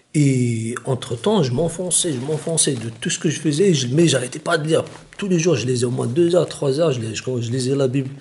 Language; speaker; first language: French; non-native, local second language; Kabyle